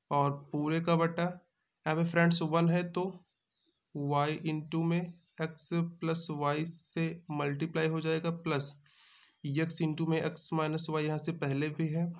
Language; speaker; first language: Hindi; native; Hindi